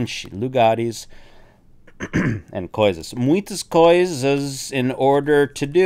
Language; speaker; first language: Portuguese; non-native, fluent; English